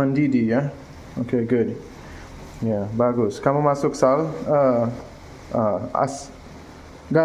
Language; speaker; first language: Indonesian; non-native, learner; English